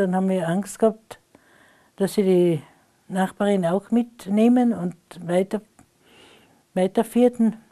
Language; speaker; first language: German; non-native, local second language; Slovenian